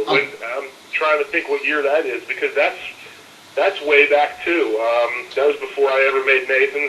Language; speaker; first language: English; native; English